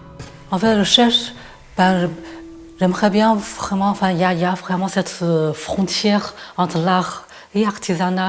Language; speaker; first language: French; non-native, fluent; Chinese